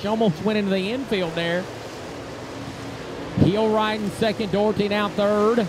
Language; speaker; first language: English; native; English